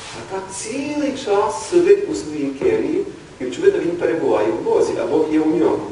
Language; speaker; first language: Ukrainian; native; Ukrainian